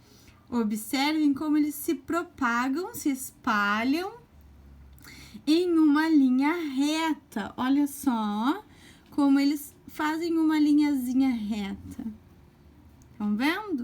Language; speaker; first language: Portuguese; native; Portuguese